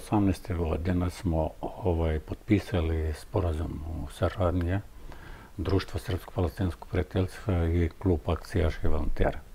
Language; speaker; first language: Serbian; non-native, fluent; Arabic